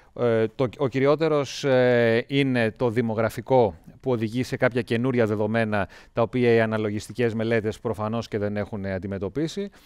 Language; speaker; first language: Greek; native; Greek